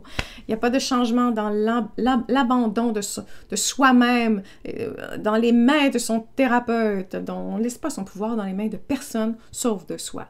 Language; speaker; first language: French; native; French